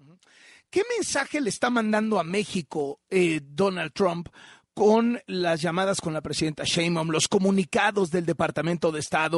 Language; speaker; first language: Spanish; native; Spanish